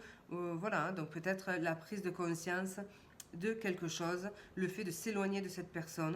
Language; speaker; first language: French; native; French